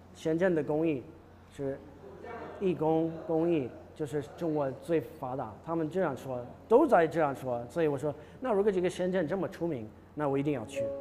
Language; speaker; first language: Chinese; non-native, fluent; English